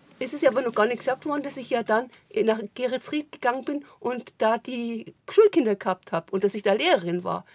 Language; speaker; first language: German; early bilingual, other home language; French